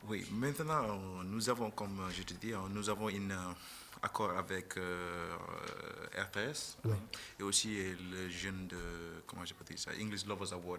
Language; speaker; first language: French; non-native, fluent; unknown